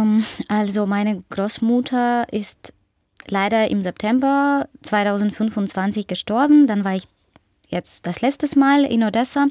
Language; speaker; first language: German; non-native, fluent; Ukrainian